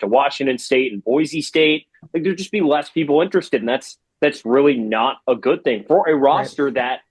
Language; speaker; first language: English; native; English